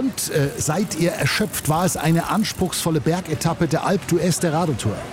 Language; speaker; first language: German; native; German